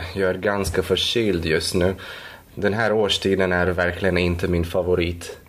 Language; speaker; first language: Swedish; non-native, fluent; Spanish